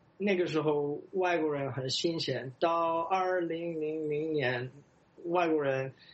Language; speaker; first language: Chinese; non-native, fluent; English